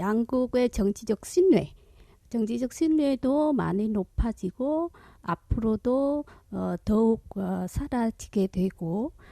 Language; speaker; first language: Korean; non-native, fluent; Vietnamese